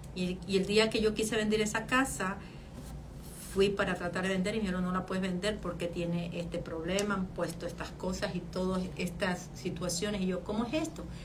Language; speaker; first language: Spanish; native; Spanish